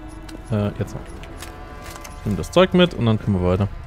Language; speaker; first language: German; native; German